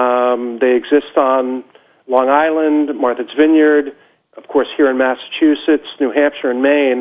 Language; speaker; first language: English; native; English